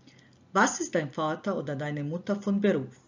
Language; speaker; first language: German; non-native, fluent; Croatian